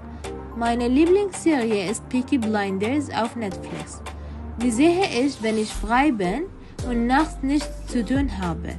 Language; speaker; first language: German; non-native, learner; Arabic